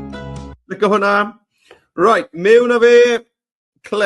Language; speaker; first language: Welsh; native; Welsh